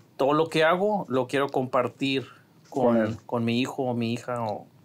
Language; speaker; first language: Spanish; native; Spanish